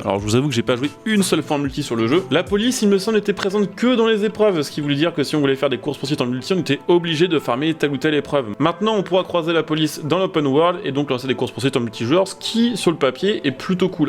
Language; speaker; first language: French; native; French